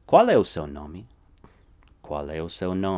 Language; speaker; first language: Portuguese; non-native, fluent; English